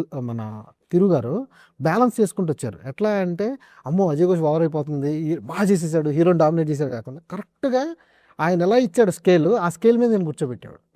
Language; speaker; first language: Telugu; native; Telugu